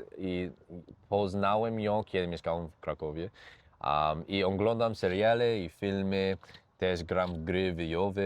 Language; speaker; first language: Polish; non-native, learner; English